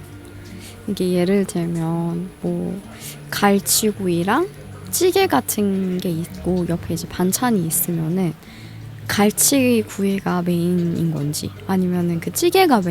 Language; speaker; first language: Korean; non-native, fluent; Persian